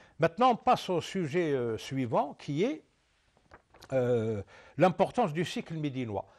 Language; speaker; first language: French; non-native, local second language; Arabic